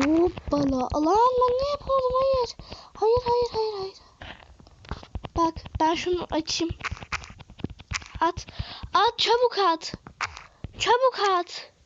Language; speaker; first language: Turkish; native; Turkish